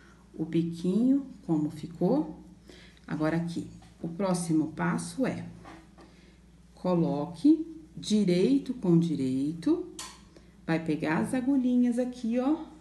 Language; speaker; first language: Portuguese; native; Portuguese